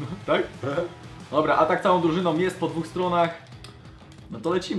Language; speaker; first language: Polish; native; Polish